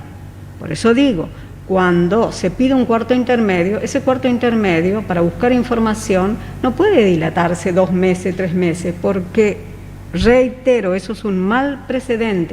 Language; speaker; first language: Spanish; native; Spanish